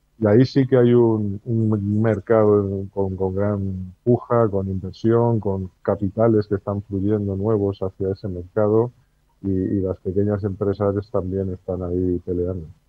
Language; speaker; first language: Spanish; native; Spanish